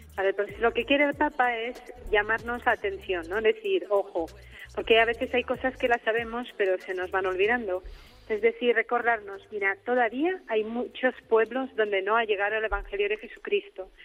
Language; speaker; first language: Spanish; non-native, fluent; Czech